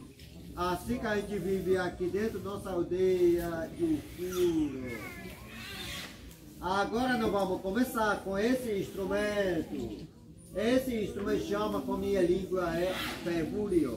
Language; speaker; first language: Portuguese; non-native, local second language; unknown